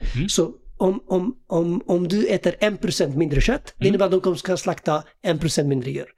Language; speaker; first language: Swedish; early bilingual, other home language; Assyrian Neo-Aramaic